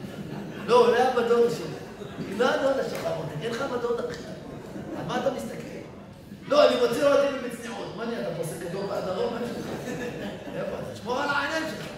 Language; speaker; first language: Hebrew; native; Hebrew